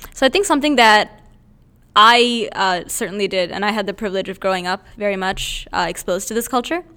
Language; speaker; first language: English; native; English